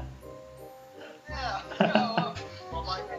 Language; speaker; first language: English; non-native, learner; Turkish